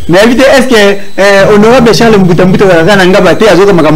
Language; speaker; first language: French; non-native, local second language; Lingala